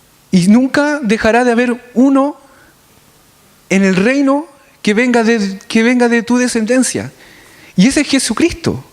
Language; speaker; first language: Spanish; native; Spanish